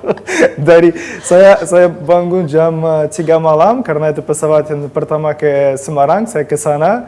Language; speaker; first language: Indonesian; non-native, learner; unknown